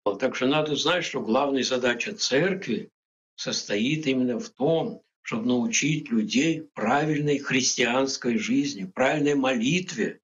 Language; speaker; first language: Russian; native; Russian